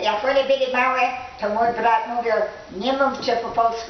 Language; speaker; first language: Polish; early bilingual, heritage; Polish